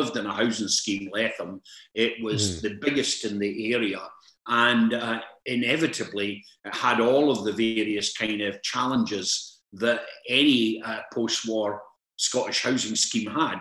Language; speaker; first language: English; native; English